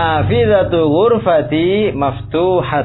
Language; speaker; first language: Arabic; non-native, fluent; Indonesian